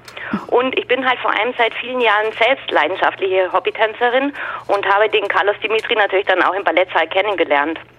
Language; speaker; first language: German; native; German